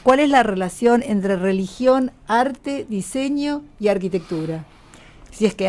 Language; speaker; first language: Spanish; native; Spanish